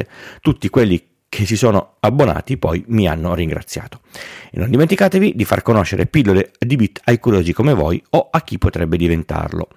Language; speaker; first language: Italian; native; Italian